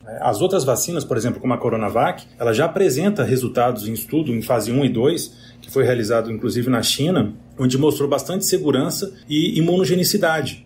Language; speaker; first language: Portuguese; native; Portuguese